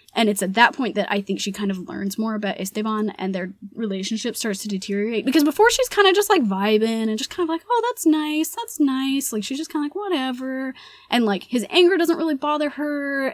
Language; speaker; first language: English; early bilingual, other home language; Spanish